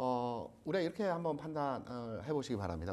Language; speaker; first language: Korean; native; Korean